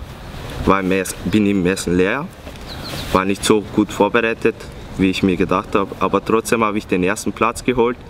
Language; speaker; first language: German; non-native, fluent; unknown